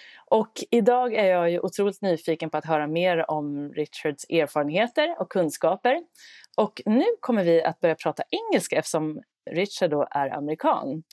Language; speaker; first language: Swedish; native; Swedish